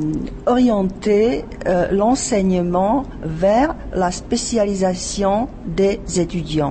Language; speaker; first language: French; non-native, fluent; Czech